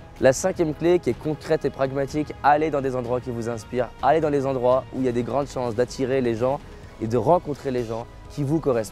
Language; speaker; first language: French; native; French